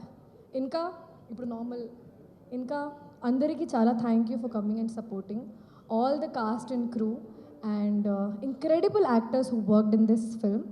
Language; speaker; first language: Telugu; non-native, local second language; Hindi